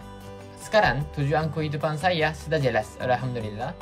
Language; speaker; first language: Indonesian; non-native, fluent; Japanese